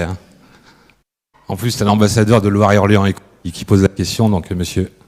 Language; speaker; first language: French; native; French